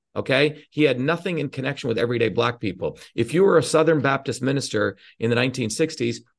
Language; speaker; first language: English; early bilingual, other home language; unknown